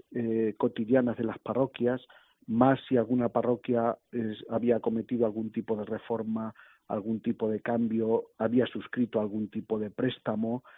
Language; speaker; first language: Spanish; native; Spanish